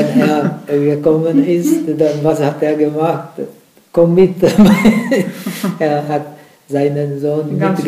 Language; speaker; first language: German; non-native, fluent; Czech